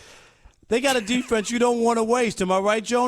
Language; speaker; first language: English; native; English